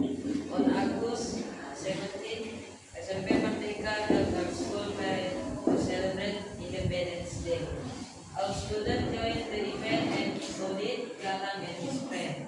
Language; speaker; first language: English; non-native, learner; Indonesian